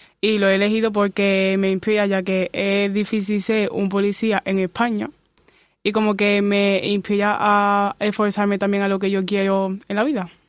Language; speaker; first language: Spanish; early bilingual, other home language; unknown